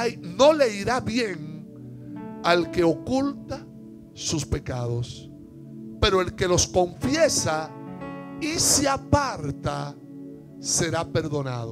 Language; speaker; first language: Spanish; native; Spanish